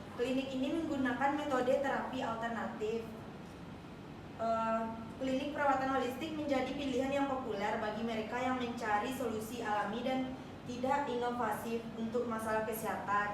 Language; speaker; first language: Indonesian; native; Indonesian